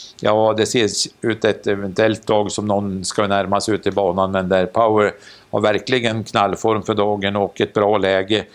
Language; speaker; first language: Swedish; native; Swedish